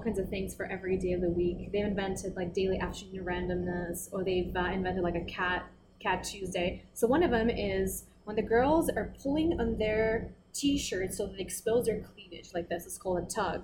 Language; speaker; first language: English; non-native, fluent; Russian